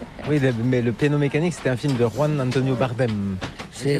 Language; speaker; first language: French; native; French